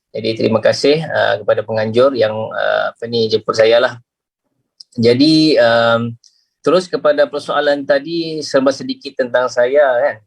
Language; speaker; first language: Malay; native; Malay